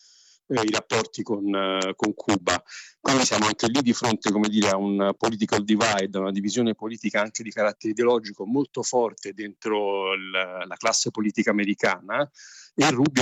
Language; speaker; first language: Italian; native; Italian